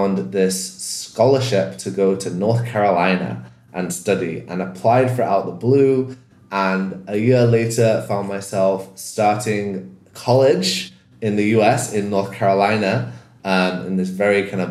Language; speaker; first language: English; native; English